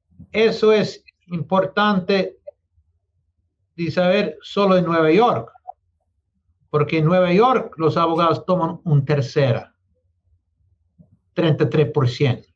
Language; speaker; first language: Spanish; non-native, learner; English